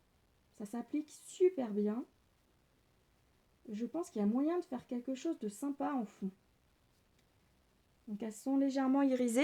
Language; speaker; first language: French; native; French